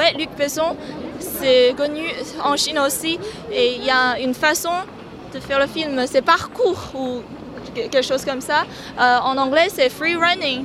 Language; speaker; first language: French; non-native, fluent; Chinese